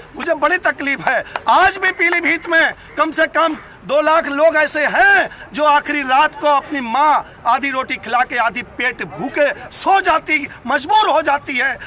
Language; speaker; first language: Hindi; native; Hindi